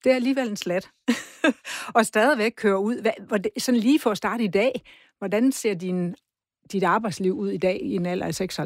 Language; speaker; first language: Danish; native; Danish